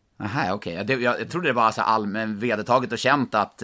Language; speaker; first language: Swedish; native; Swedish